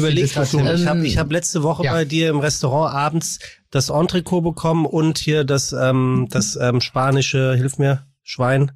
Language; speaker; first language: German; native; German